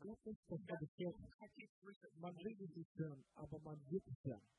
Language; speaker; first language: German; non-native, fluent; Russian